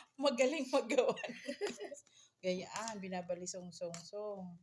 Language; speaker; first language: Filipino; non-native, local second language; Bikol